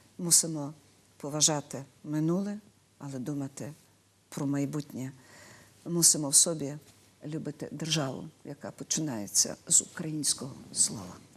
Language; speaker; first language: Ukrainian; native; Ukrainian